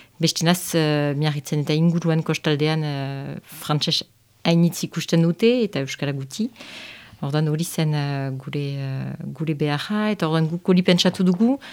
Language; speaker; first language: Basque; non-native, local second language; French